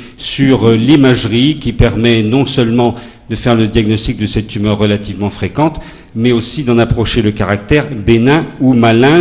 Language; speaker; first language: French; native; French